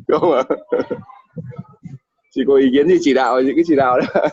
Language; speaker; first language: Vietnamese; native; Vietnamese